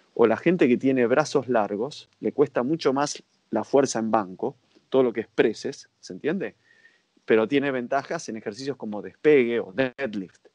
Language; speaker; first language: Spanish; native; Spanish